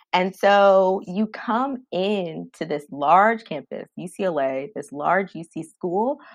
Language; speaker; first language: English; native; English